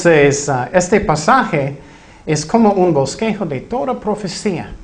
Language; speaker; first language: Spanish; non-native, fluent; English